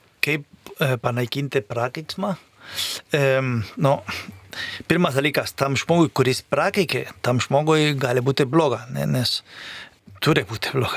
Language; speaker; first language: Lithuanian; non-native, fluent; Spanish